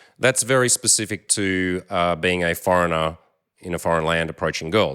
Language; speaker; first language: English; native; English